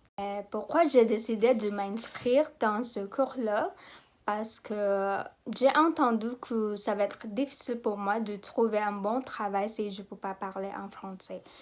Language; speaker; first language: French; non-native, learner; Pampanga